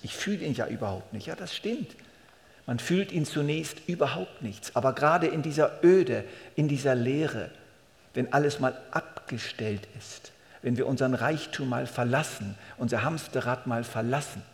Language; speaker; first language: German; native; German